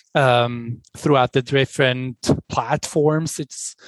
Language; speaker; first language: English; non-native, fluent; Swiss German